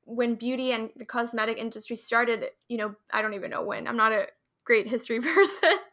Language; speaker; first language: English; early bilingual, other home language; Hindi